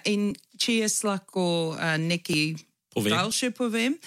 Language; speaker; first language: Slovenian; early bilingual, heritage; English